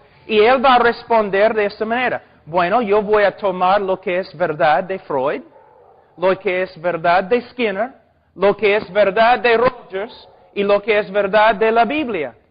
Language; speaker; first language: Spanish; non-native, fluent; English